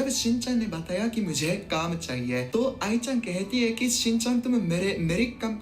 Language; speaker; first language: Hindi; non-native, fluent; Japanese